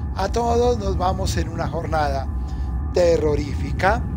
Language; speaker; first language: Spanish; native; Spanish